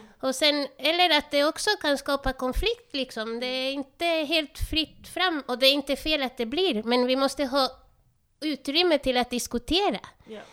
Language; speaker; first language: Swedish; non-native, fluent; Spanish